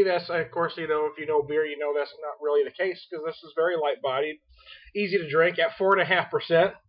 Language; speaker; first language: English; native; English